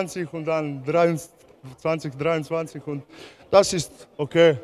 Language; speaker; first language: German; non-native, learner; Croatian